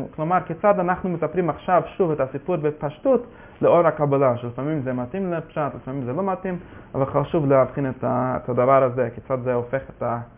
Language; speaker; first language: Hebrew; non-native, fluent; Yiddish